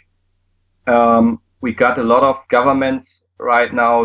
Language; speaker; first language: English; non-native, fluent; German